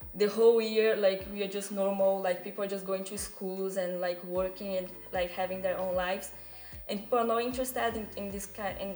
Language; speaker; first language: English; non-native, fluent; Portuguese